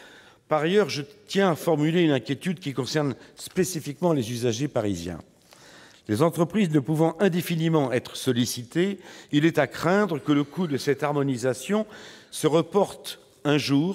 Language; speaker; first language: French; native; French